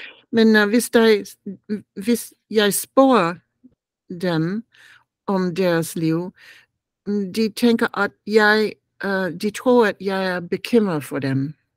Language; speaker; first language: Danish; non-native, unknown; English